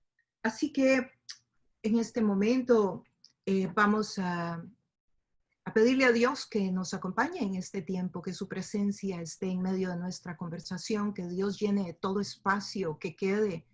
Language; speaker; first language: Spanish; native; Spanish